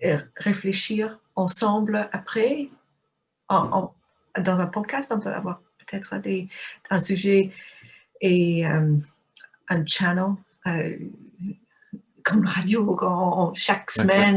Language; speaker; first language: French; non-native, fluent; English